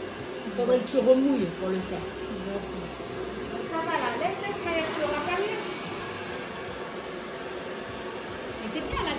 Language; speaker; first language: French; native; French